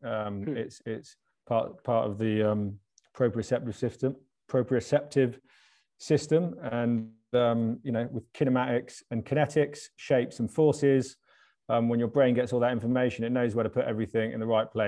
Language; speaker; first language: English; native; English